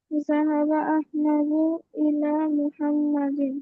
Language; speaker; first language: Arabic; non-native, learner; Bangla